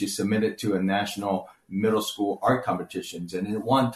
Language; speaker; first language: English; early bilingual, other home language; Chinese